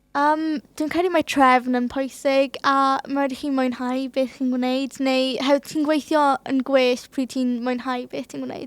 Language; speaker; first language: Welsh; non-native, local second language; English